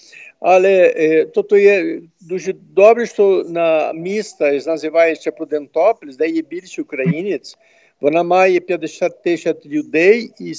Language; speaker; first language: Ukrainian; early bilingual, heritage; Ukrainian